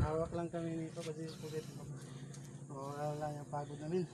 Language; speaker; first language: Filipino; non-native, local second language; Cebuano